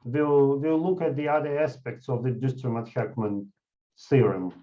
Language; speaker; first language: English; non-native, fluent; Russian